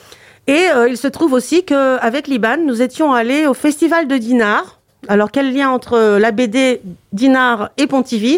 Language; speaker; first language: French; native; French